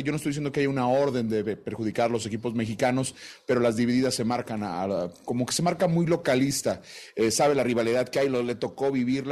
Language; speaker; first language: Spanish; native; Spanish